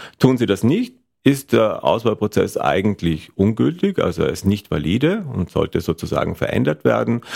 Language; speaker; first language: German; native; German